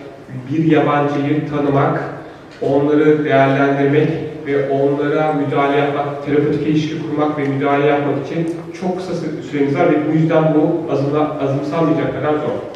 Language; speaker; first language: Turkish; native; Turkish